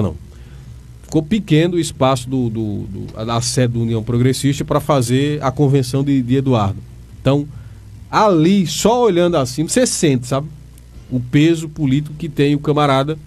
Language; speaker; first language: Portuguese; native; Portuguese